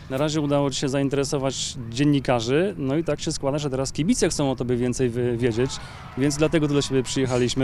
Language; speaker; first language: Polish; native; Polish